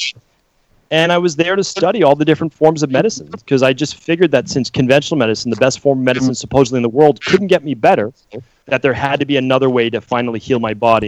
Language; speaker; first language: English; native; English